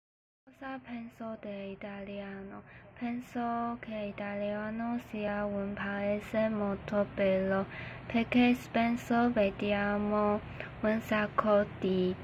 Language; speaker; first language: Italian; non-native, learner; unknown